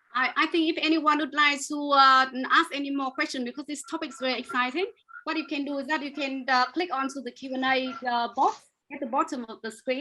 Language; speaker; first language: English; non-native, fluent; Vietnamese